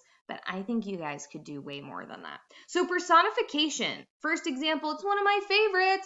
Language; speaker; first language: English; native; English